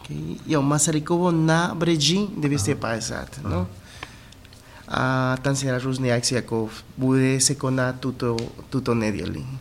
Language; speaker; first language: Czech; non-native, fluent; Spanish